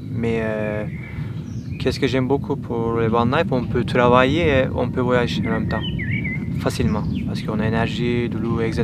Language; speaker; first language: French; non-native, learner; Turkish